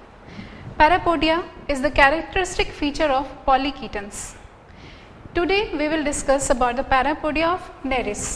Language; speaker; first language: English; non-native, local second language; Hindi